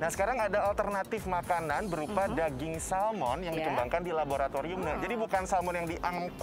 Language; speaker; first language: Indonesian; native; Indonesian